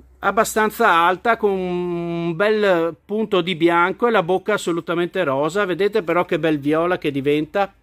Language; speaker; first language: Italian; native; Italian